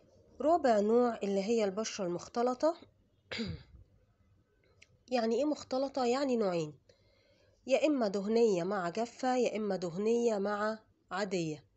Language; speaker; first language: Arabic; native; Arabic